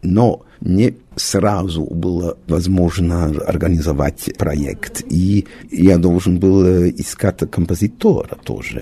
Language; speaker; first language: Russian; non-native, learner; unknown